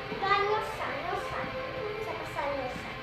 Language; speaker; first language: Hebrew; early bilingual, heritage; Hebrew